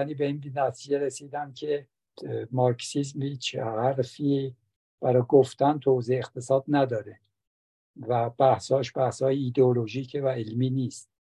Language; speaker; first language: Persian; non-native, local second language; Azerbaijani